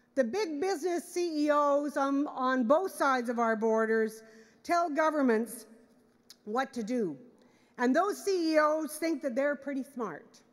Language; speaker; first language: English; native; English